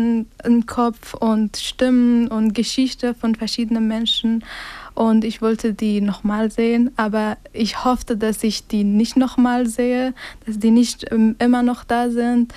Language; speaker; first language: German; non-native, fluent; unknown